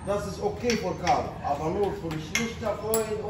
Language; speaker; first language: German; non-native, learner; Arabic